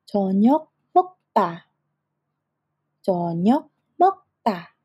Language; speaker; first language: Korean; non-native, fluent; Indonesian